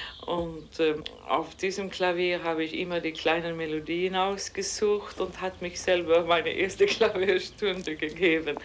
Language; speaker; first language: German; non-native, fluent; Swedish